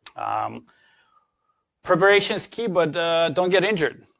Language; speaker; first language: English; non-native, fluent; Ukrainian